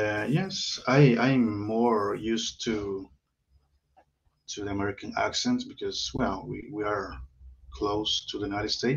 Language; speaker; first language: English; non-native, learner; Spanish